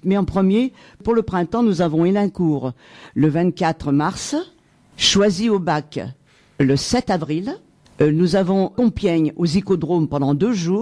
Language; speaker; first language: French; native; French